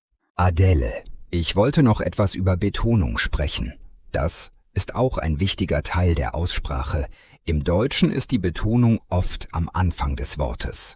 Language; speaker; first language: German; non-native, fluent; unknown